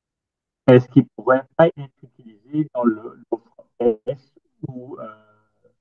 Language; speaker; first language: French; non-native, local second language; Dutch